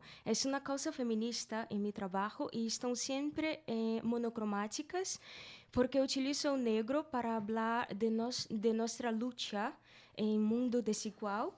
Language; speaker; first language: Spanish; non-native, learner; Portuguese